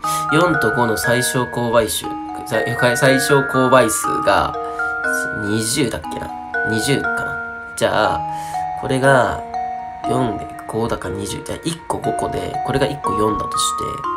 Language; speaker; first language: Japanese; native; Japanese